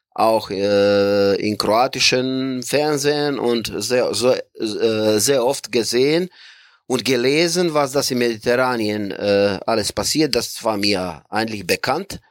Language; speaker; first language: German; non-native, fluent; Croatian